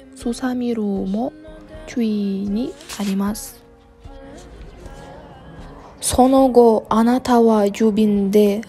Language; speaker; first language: Japanese; non-native, learner; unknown